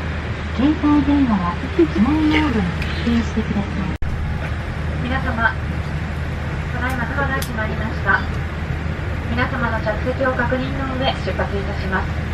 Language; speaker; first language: Japanese; native; Japanese